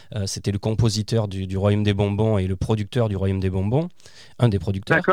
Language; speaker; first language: French; native; French